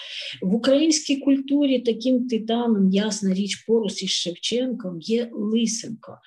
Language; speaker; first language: Ukrainian; native; Ukrainian